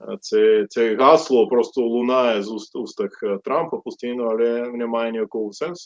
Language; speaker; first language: Ukrainian; non-native, fluent; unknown